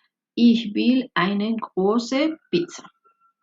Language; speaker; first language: German; non-native, fluent; Spanish